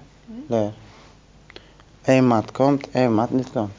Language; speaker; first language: Dutch; non-native, learner; Turkish